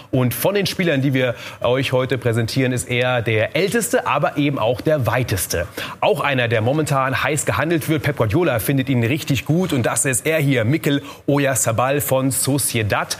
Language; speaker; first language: German; native; German